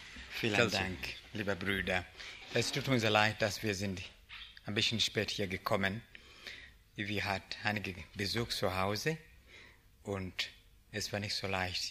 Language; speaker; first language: German; non-native, learner; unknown